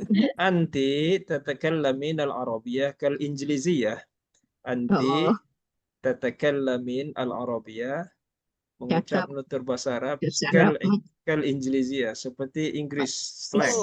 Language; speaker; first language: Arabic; non-native, fluent; Malay